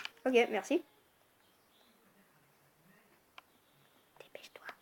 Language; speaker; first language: French; native; French